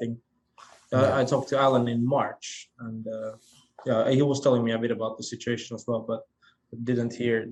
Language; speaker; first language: English; non-native, fluent; Swedish